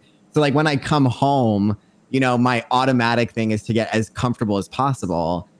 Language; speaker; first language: English; non-native, fluent; French